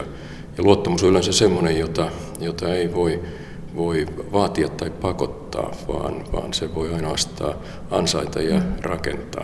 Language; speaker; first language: Finnish; native; Finnish